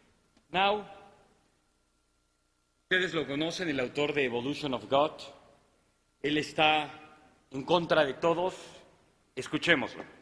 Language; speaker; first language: Spanish; native; Spanish